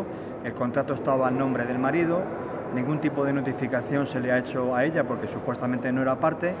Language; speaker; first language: Spanish; native; Spanish